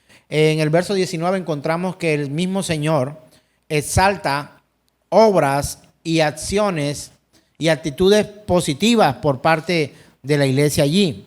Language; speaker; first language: Spanish; native; Spanish